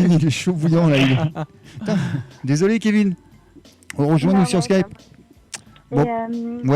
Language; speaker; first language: French; native; French